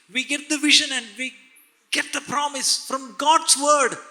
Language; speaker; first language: English; non-native, local second language; Malayalam